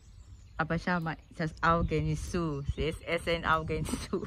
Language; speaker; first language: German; non-native, learner; Filipino